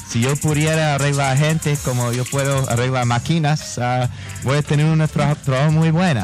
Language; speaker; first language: Spanish; non-native, fluent; English